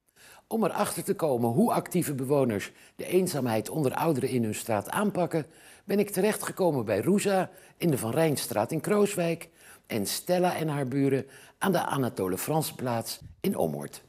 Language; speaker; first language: Dutch; native; Dutch